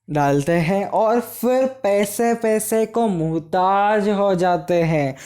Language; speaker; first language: Hindi; non-native, local second language; Malayalam